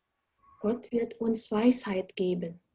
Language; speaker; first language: German; non-native, fluent; Indonesian